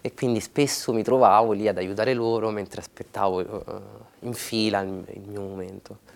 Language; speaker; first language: Italian; early bilingual, other home language; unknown